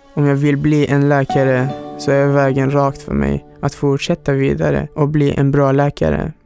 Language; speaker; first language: Swedish; non-native, fluent; Hazaragi